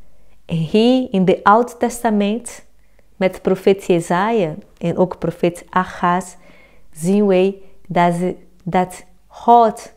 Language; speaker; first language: Dutch; non-native, fluent; Portuguese